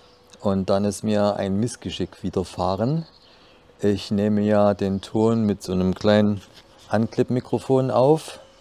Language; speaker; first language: German; native; German